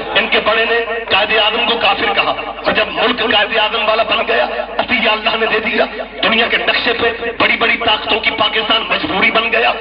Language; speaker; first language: Urdu; non-native, local second language; Punjabi